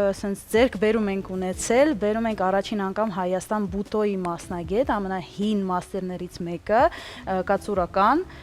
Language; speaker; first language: Armenian; early bilingual, heritage; Armenian